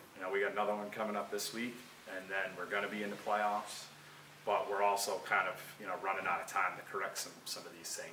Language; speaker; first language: English; native; English